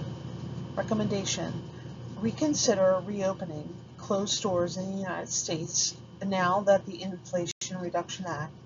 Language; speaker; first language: English; native; English